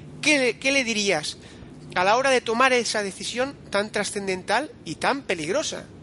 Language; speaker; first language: Spanish; native; Spanish